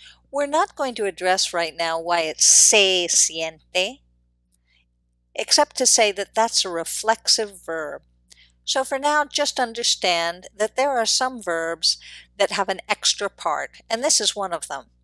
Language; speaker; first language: English; native; English